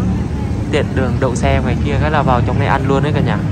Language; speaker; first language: Vietnamese; native; Vietnamese